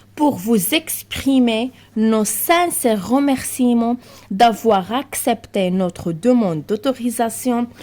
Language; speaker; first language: French; non-native, local second language; Arabic